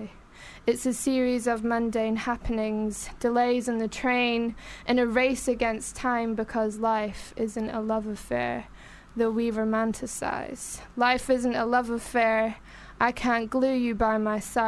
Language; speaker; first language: English; native; English